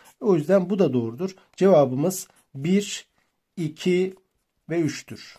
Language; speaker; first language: Turkish; native; Turkish